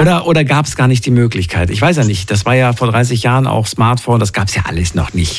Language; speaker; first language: German; native; German